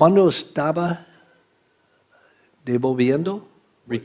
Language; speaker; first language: Spanish; non-native, learner; English